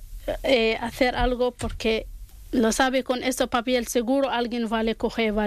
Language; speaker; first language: Spanish; non-native, learner; Arabic